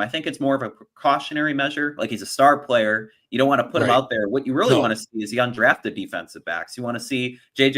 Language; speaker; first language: English; native; English